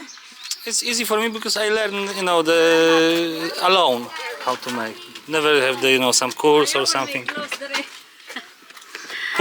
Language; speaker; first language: English; non-native, learner; Polish